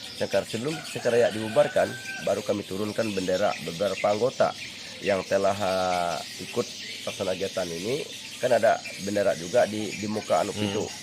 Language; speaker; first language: Indonesian; non-native, local second language; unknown